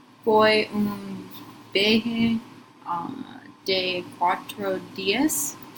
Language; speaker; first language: Spanish; non-native, learner; English